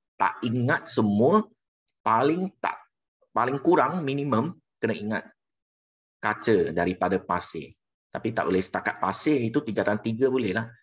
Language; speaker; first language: Malay; non-native, local second language; Chinese